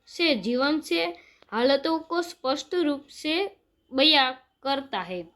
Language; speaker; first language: Hindi; non-native, local second language; Gujarati